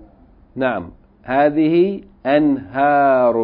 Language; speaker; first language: Arabic; non-native, fluent; English